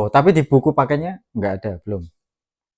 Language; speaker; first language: Indonesian; native; Indonesian